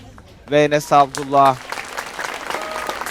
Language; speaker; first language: Turkish; native; Turkish